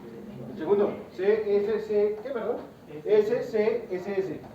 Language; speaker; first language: Spanish; native; Spanish